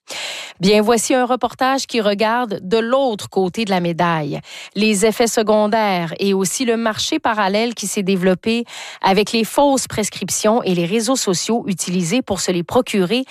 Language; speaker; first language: French; native; French